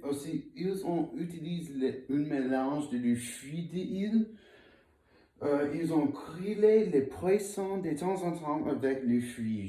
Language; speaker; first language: French; non-native, learner; English